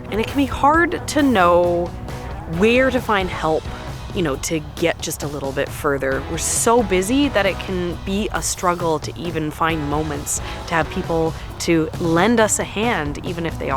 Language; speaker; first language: English; native; English